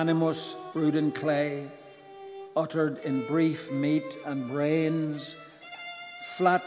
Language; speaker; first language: English; native; English